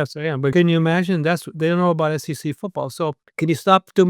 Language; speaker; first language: English; native; English